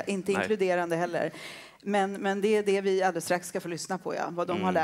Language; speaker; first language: Swedish; native; Swedish